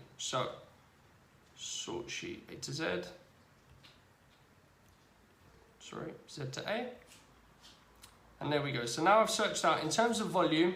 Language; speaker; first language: English; native; English